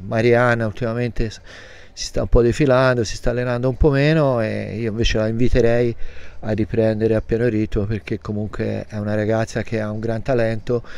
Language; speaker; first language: Italian; native; Italian